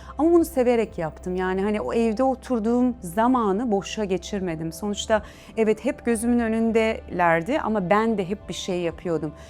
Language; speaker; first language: Turkish; native; Turkish